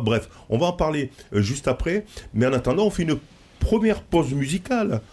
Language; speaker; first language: French; native; French